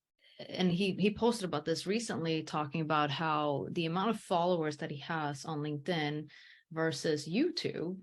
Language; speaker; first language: English; early bilingual, heritage; English